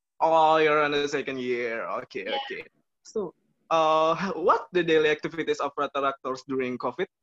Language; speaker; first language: English; non-native, learner; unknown